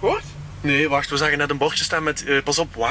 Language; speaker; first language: Dutch; native; Dutch